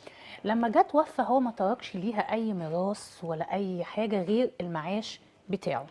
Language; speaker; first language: Arabic; native; Arabic